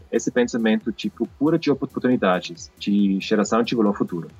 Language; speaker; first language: Portuguese; non-native, fluent; German